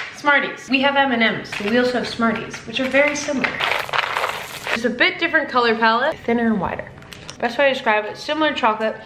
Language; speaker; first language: English; native; English